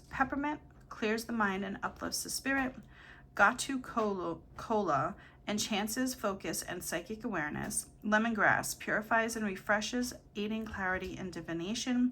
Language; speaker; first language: English; native; English